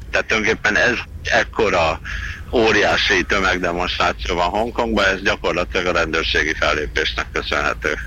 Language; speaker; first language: Hungarian; native; Hungarian